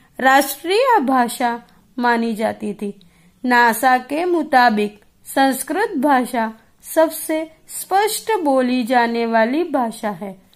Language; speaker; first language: Hindi; non-native, local second language; Gujarati